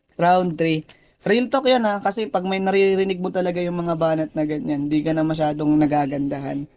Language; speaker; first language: Filipino; non-native, local second language; Cebuano